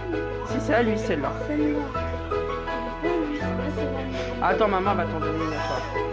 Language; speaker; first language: French; native; French